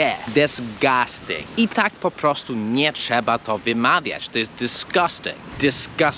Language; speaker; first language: Polish; non-native, fluent; English